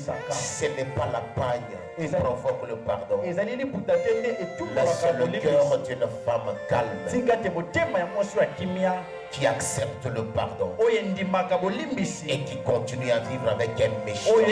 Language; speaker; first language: French; non-native, local second language; Lingala